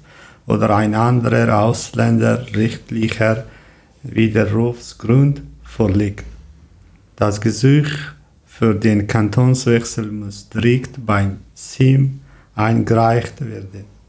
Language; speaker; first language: German; non-native, learner; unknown